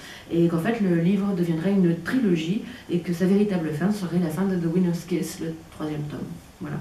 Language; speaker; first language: French; native; French